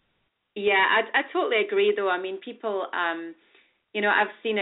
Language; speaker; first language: English; native; English